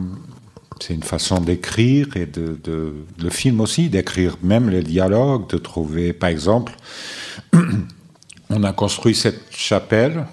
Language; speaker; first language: French; non-native, fluent; Portuguese